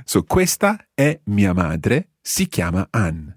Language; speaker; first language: Italian; non-native, fluent; English